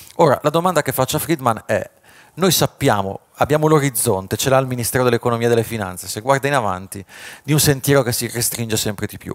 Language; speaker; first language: Italian; native; Italian